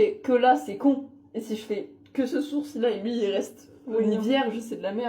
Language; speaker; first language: French; native; French